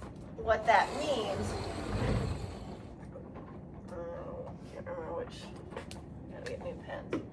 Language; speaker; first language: English; native; English